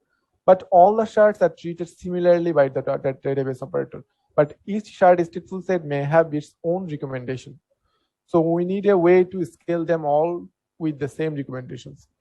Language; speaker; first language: English; non-native, local second language; Bangla